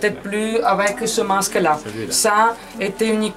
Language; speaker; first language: French; non-native, fluent; Italian